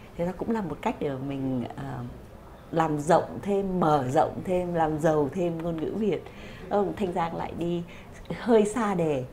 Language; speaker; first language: Vietnamese; native; Vietnamese